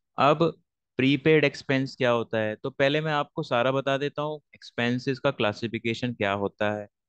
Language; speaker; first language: Hindi; native; Hindi